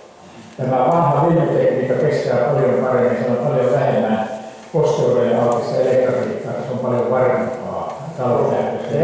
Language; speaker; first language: Finnish; native; Finnish